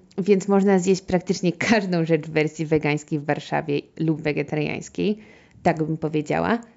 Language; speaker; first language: Polish; native; Polish